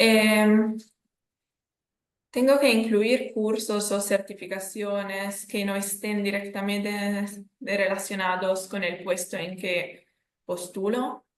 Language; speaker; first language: Spanish; non-native, fluent; Italian